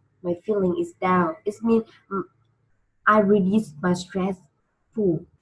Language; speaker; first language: English; non-native, learner; Vietnamese